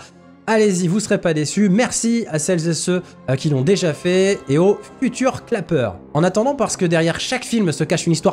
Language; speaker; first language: French; native; French